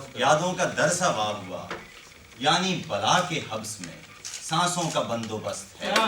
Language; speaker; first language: Urdu; native; Urdu